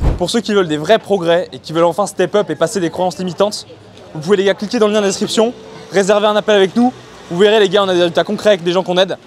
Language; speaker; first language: French; native; French